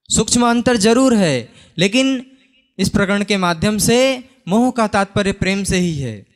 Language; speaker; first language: Hindi; native; Hindi